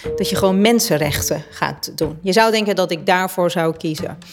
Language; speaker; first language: Dutch; early bilingual, other home language; Persian